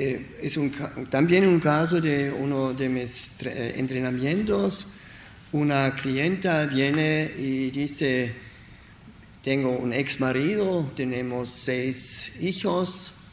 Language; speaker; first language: Spanish; non-native, learner; German